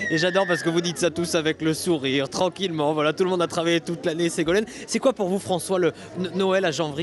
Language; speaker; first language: French; native; French